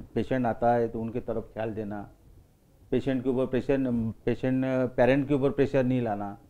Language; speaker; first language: Hindi; non-native, local second language; Marathi